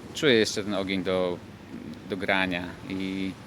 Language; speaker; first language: Polish; native; Polish